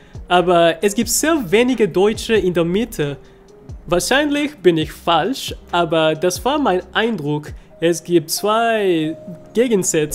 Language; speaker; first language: German; non-native, fluent; Spanish